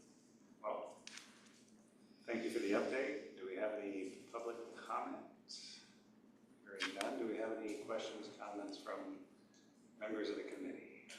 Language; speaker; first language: English; native; English